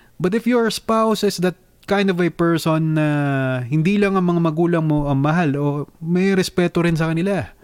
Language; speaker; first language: Filipino; native; Filipino